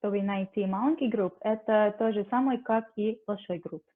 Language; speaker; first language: Russian; non-native, learner; English